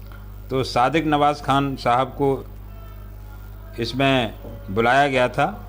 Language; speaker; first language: Hindi; native; Hindi